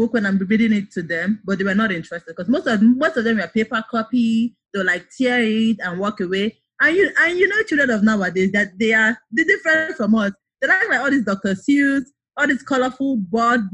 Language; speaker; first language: English; non-native, local second language; Igbo